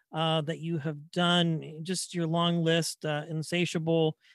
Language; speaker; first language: English; native; English